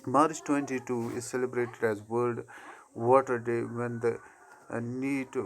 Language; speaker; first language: English; non-native, local second language; Urdu